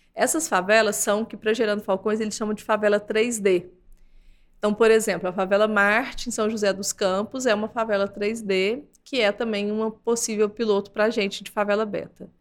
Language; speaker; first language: Portuguese; native; Portuguese